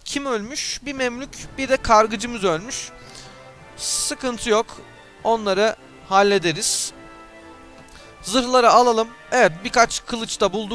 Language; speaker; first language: Turkish; native; Turkish